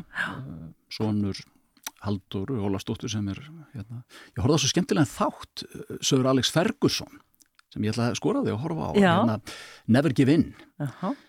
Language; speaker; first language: Icelandic; native; Icelandic